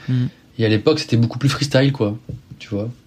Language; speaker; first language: French; native; French